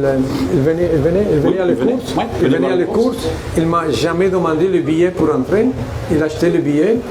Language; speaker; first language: French; non-native, fluent; Italian